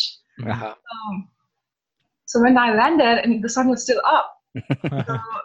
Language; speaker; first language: English; non-native, local second language; Nepali